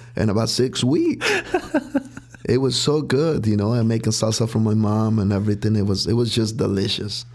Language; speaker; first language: English; non-native, fluent; Spanish